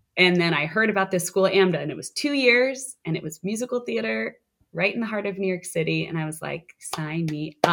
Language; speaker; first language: English; native; English